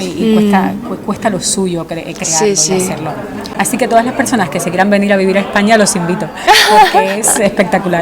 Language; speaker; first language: Spanish; native; Spanish